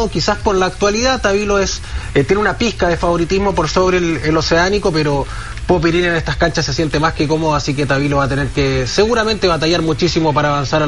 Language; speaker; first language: Spanish; native; Spanish